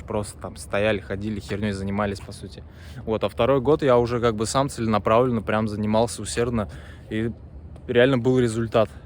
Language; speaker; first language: Russian; native; Russian